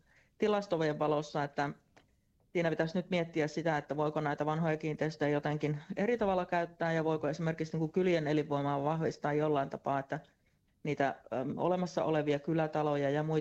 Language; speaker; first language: Finnish; native; Finnish